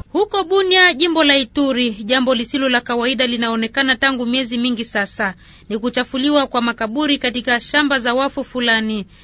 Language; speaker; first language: Swahili; native; Swahili